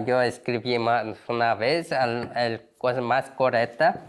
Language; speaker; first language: Spanish; non-native, learner; Korean